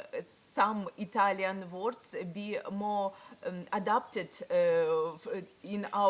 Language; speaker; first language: English; non-native, learner; Ukrainian